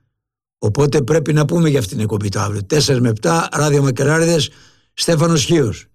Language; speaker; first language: Greek; native; Greek